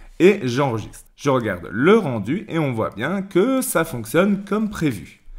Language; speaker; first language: French; native; French